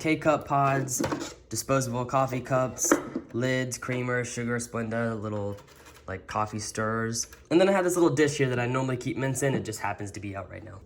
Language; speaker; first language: English; native; English